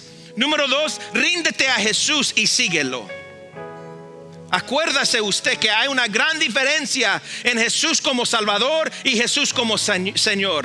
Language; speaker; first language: Spanish; early bilingual, heritage; Spanish